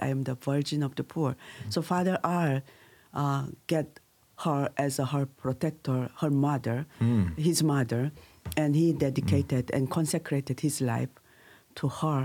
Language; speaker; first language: English; non-native, learner; Korean